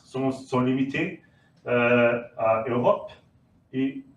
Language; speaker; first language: French; non-native, learner; Portuguese